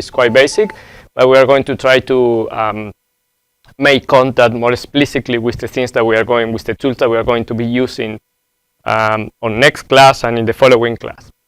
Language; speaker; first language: English; non-native, fluent; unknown